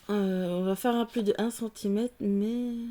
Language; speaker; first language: French; native; French